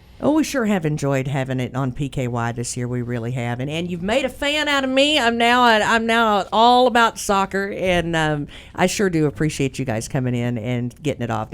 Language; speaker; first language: English; native; English